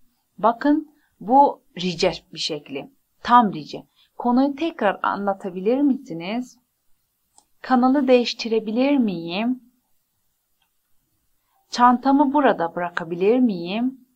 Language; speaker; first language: Turkish; non-native, fluent; Persian